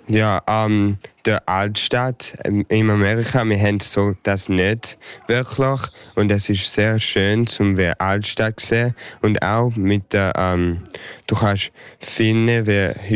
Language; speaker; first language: German; early bilingual, heritage; English